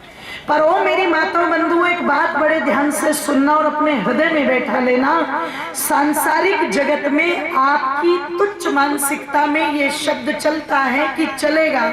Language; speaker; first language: Hindi; native; Hindi